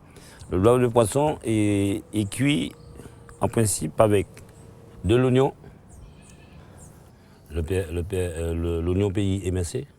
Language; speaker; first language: French; non-native, local second language; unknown